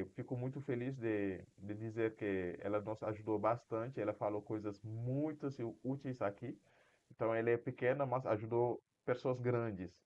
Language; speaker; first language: Portuguese; non-native, fluent; French